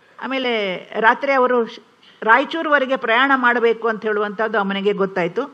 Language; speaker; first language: Kannada; non-native, local second language; Konkani